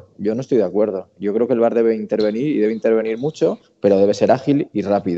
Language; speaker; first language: Spanish; native; Spanish